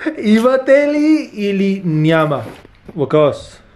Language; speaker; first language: Bulgarian; non-native, learner; English